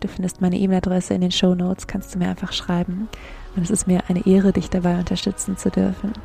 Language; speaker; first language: German; native; German